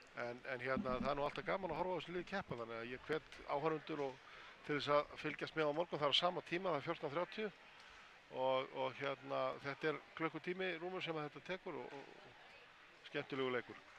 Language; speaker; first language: Icelandic; native; Icelandic